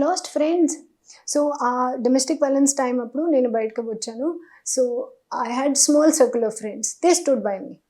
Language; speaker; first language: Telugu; non-native, learner; Hindi